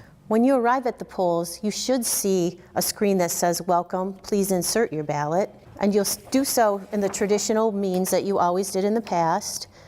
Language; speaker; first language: English; native; English